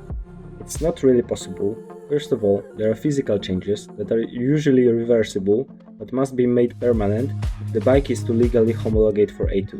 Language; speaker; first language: English; non-native, fluent; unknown